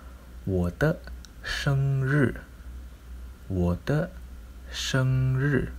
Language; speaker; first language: Chinese; non-native, local second language; Malay